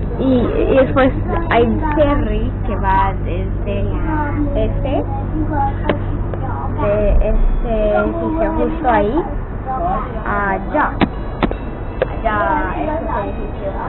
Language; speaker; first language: Spanish; early bilingual, heritage; English